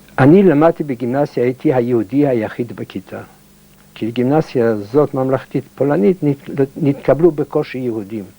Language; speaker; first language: Hebrew; early bilingual, heritage; Hebrew